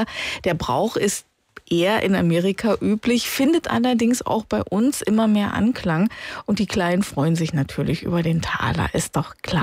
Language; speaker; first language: German; native; German